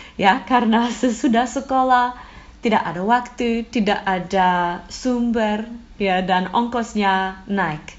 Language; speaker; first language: Indonesian; non-native, fluent; English